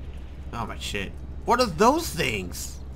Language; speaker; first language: English; native; English